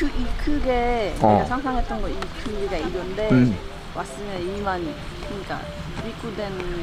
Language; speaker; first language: Korean; non-native, fluent; Filipino